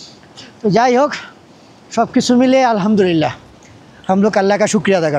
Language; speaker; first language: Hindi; non-native, learner; Bangla